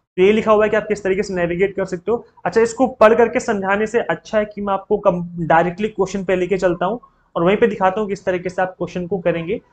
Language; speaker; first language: Hindi; native; Hindi